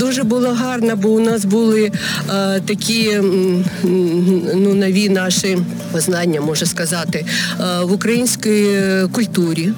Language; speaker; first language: Ukrainian; non-native, local second language; Russian